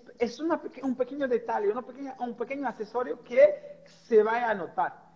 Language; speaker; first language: Spanish; non-native, fluent; Portuguese